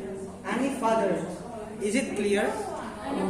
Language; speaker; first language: English; non-native, fluent; Indonesian